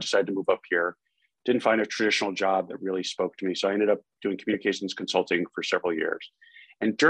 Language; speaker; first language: English; native; English